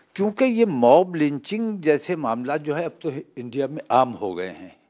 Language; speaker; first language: Hindi; native; Hindi